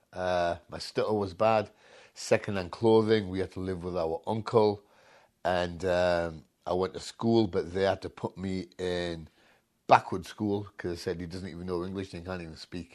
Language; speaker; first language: English; non-native, local second language; Punjabi